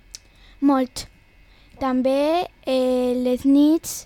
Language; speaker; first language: Catalan; non-native, local second language; Spanish